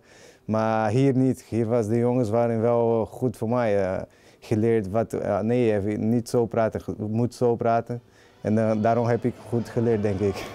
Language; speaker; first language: Dutch; non-native, learner; Portuguese